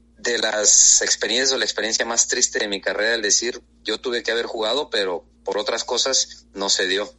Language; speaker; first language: Spanish; native; Spanish